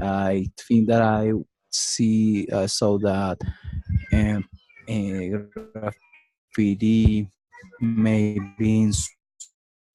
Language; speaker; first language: English; non-native, learner; Spanish